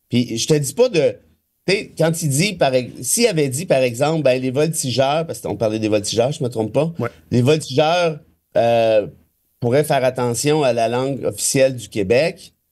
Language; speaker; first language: French; native; French